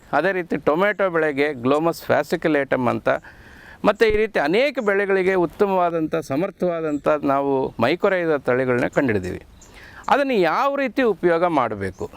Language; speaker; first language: Kannada; native; Kannada